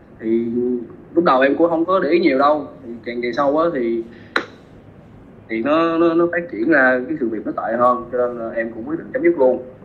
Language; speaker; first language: Vietnamese; native; Vietnamese